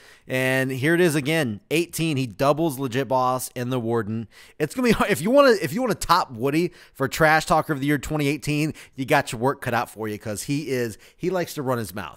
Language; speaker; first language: English; native; English